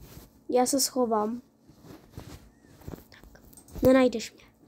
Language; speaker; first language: Czech; early bilingual, other home language; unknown